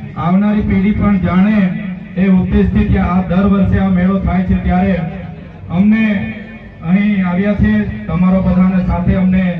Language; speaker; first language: Gujarati; non-native, local second language; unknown